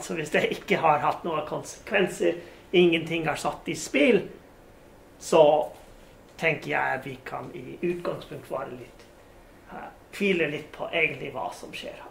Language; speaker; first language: Norwegian; non-native, fluent; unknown